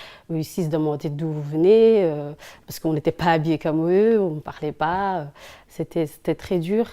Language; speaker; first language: French; early bilingual, other home language; Somali